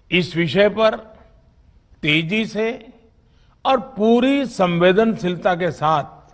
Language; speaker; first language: Hindi; non-native, local second language; Gujarati